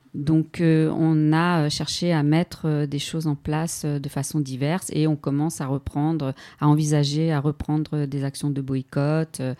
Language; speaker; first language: French; native; French